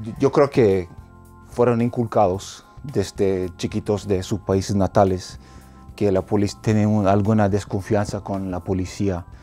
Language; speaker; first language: Spanish; non-native, fluent; English